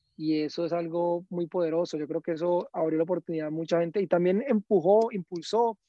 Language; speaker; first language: Spanish; native; Spanish